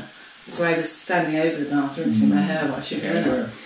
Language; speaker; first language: English; native; English